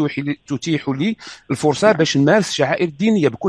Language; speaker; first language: Arabic; native; Arabic